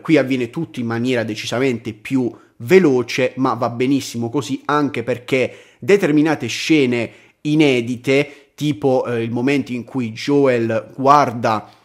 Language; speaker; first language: Italian; native; Italian